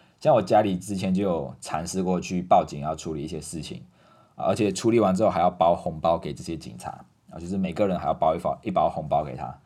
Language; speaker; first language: Chinese; native; Chinese